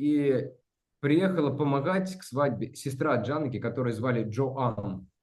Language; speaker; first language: Russian; native; Russian